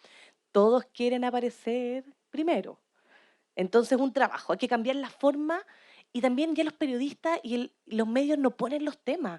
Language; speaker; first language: Spanish; native; Spanish